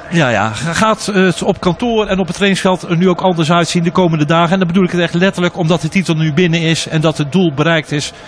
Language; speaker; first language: Dutch; native; Dutch